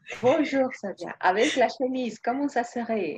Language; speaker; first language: French; non-native, fluent; Spanish